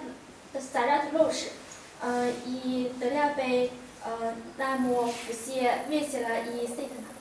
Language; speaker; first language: Russian; non-native, learner; Chinese